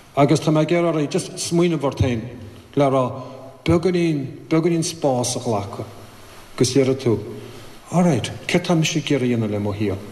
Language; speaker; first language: Irish; native; Irish